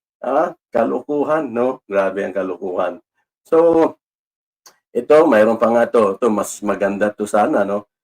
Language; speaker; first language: Filipino; non-native, local second language; Cebuano